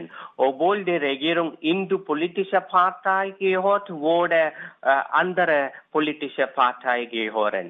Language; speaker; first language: German; non-native, learner; Tamil